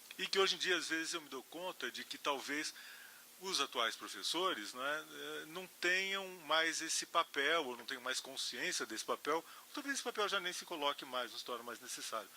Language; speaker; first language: Portuguese; native; Portuguese